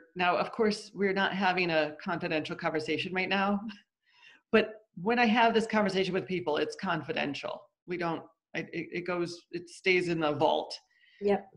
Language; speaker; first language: English; native; English